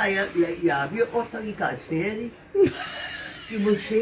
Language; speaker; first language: Dutch; non-native, local second language; Sranan Tongo